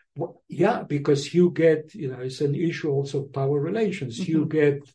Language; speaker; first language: English; non-native, fluent; Spanish